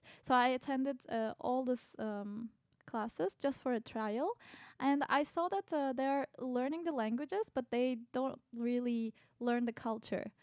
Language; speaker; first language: English; non-native, fluent; Turkish